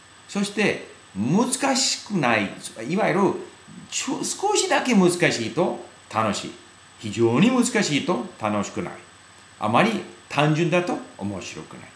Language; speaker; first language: Japanese; non-native, fluent; English